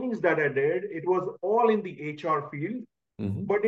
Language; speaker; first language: English; non-native, local second language; Hindi